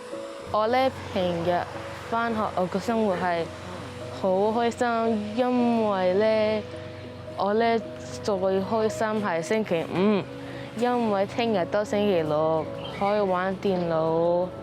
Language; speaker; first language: Cantonese; early bilingual, other home language; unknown